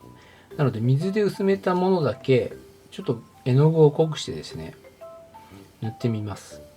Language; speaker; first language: Japanese; native; Japanese